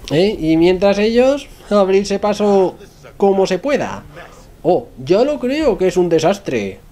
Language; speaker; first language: Spanish; native; Spanish